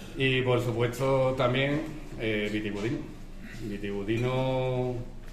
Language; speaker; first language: Spanish; native; Spanish